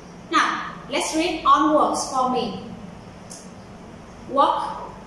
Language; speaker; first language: English; non-native, fluent; Vietnamese